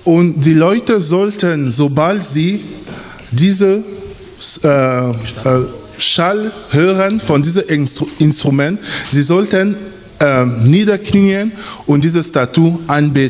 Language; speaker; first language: German; non-native, fluent; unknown